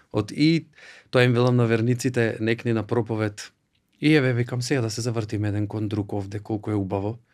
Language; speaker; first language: Macedonian; native; Macedonian